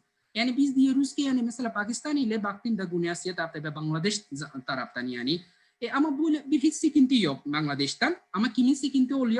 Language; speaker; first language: Turkish; non-native, fluent; Bangla